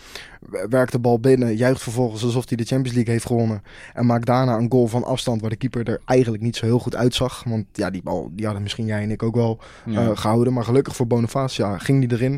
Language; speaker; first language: Dutch; native; Dutch